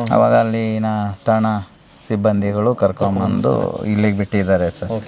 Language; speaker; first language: Kannada; native; Kannada